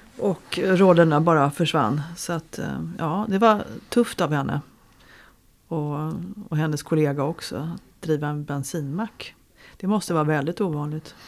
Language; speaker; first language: Swedish; native; Swedish